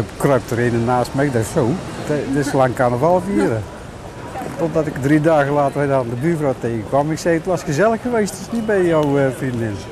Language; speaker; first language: Dutch; early bilingual, other home language; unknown